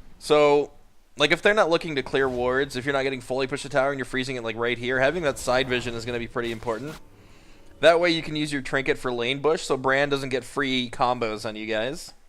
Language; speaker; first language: English; native; English